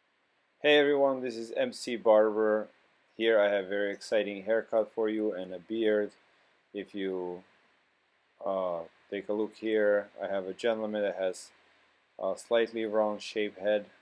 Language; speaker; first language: English; non-native, fluent; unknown